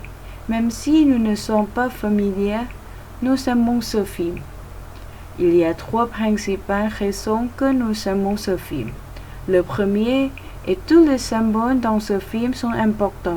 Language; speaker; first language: French; non-native, learner; Thai